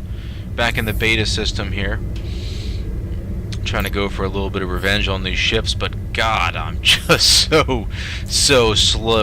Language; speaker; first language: English; native; English